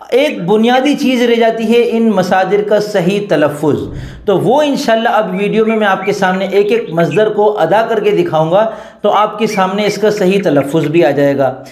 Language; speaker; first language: Urdu; native; Urdu